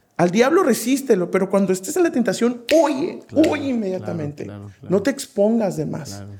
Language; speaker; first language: Spanish; native; Spanish